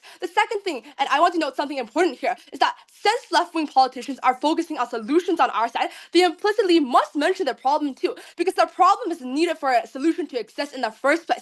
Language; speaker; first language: English; non-native, fluent; Chinese